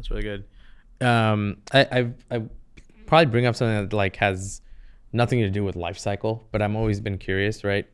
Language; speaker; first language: English; native; English